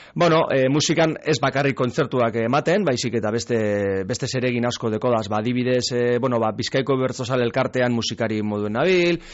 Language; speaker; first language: Basque; native; Basque